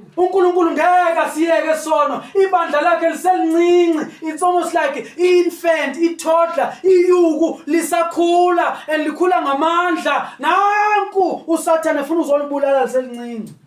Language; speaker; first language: Zulu; non-native, local second language; Xhosa